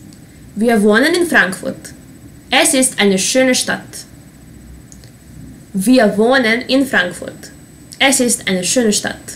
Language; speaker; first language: German; non-native, fluent; Serbian